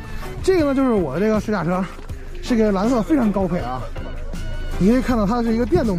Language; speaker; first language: Chinese; native; Chinese